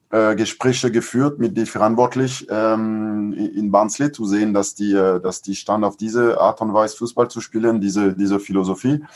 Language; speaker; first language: German; non-native, fluent; French